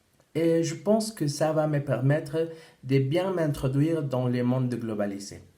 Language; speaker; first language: French; non-native, fluent; Spanish